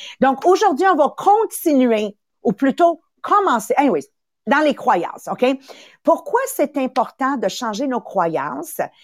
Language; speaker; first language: French; early bilingual, other home language; Italian